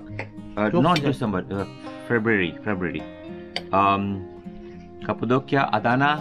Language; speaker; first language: Turkish; non-native, learner; Hindi